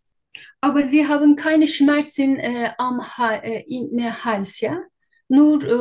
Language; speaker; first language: German; non-native, learner; Turkish